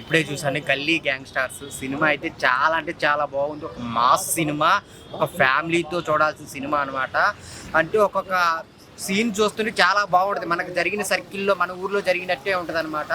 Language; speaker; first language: Telugu; native; Telugu